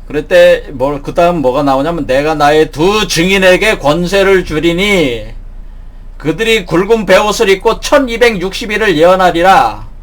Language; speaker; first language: Korean; native; Korean